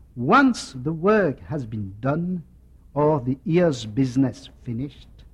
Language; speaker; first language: English; non-native, fluent; French